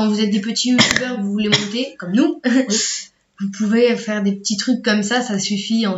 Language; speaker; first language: French; native; French